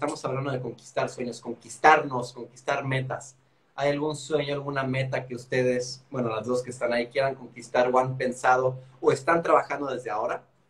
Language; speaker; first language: Spanish; native; Spanish